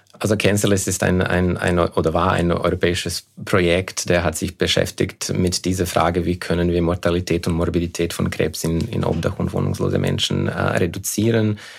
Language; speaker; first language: German; non-native, fluent; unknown